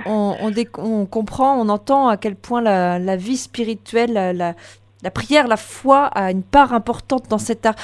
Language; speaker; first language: French; native; French